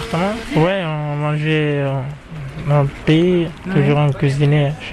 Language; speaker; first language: French; non-native, learner; Pashto